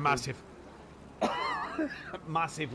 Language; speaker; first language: English; native; English